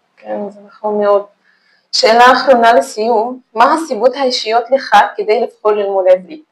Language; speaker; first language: Hebrew; non-native, fluent; Arabic